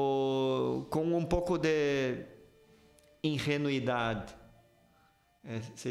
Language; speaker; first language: Spanish; non-native, fluent; Portuguese